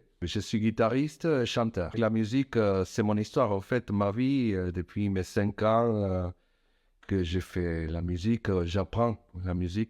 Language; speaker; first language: French; non-native, fluent; Spanish